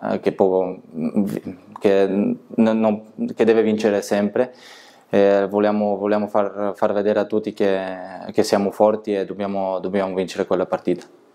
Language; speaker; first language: Italian; non-native, fluent; Bulgarian